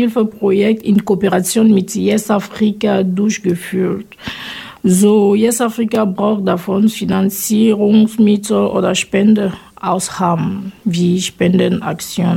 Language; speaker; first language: German; non-native, fluent; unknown